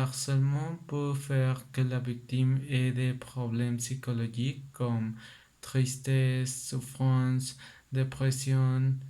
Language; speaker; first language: French; non-native, learner; Spanish